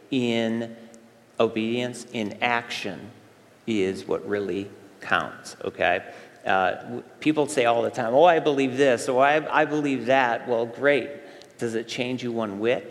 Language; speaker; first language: English; native; English